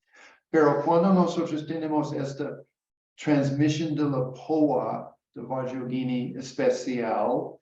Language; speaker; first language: Spanish; non-native, learner; English